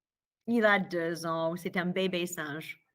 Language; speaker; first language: French; non-native, fluent; English